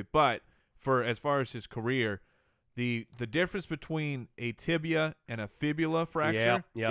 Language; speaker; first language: English; native; English